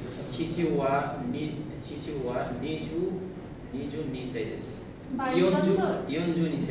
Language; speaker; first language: Japanese; non-native, learner; Bangla